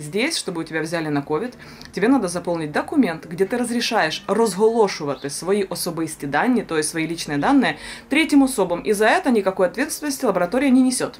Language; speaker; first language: Russian; native; Russian